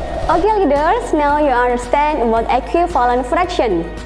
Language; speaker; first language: English; non-native, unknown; Indonesian